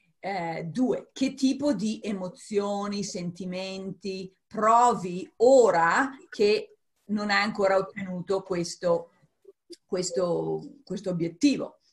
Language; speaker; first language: Italian; early bilingual, heritage; English